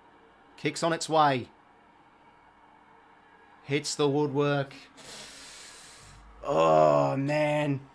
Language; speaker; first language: English; native; English